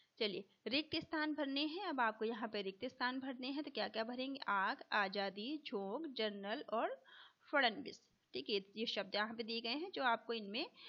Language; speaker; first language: Hindi; native; Hindi